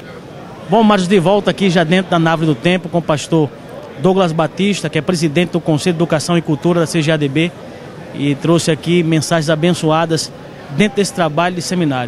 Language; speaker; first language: Portuguese; native; Portuguese